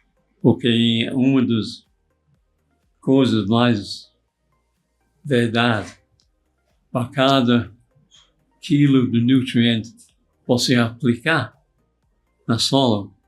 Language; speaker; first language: Portuguese; non-native, fluent; English